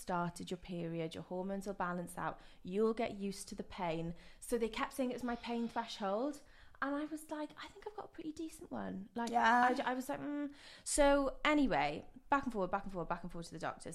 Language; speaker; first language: English; non-native, local second language; Welsh